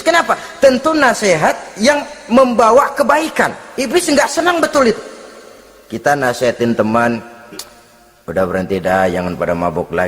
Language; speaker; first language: Indonesian; native; Indonesian